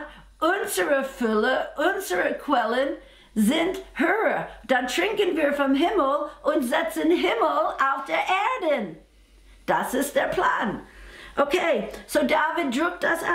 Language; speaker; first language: German; non-native, fluent; English